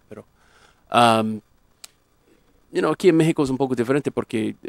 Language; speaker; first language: Spanish; non-native, fluent; English